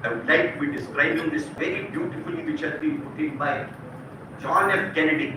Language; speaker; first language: English; non-native, local second language; Hindi